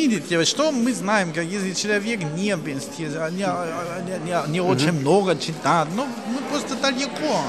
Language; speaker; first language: Russian; non-native, fluent; German